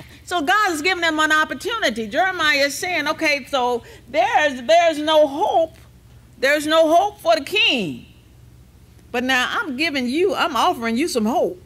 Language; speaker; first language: English; native; English